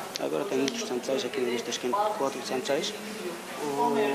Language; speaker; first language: Portuguese; non-native, fluent; Turkish